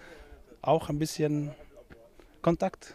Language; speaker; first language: German; non-native, learner; Arabic